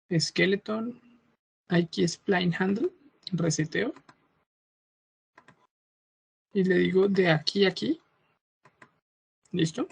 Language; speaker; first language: Spanish; native; Spanish